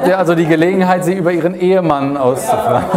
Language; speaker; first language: German; native; German